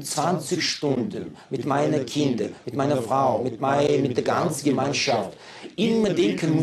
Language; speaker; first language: German; non-native, fluent; Chechen